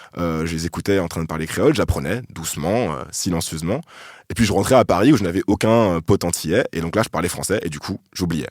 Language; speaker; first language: French; native; French